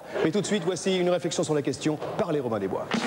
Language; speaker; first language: French; native; French